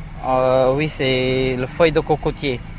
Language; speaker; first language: French; non-native, fluent; Tamil